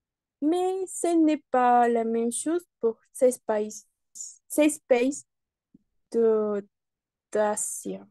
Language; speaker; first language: French; non-native, learner; Spanish